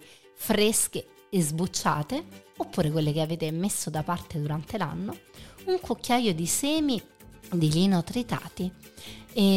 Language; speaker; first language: Italian; native; Italian